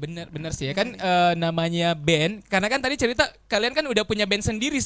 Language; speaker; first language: Indonesian; native; Indonesian